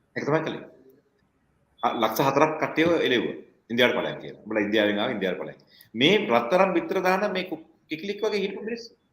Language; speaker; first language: Sinhala; non-native, local second language; Tamil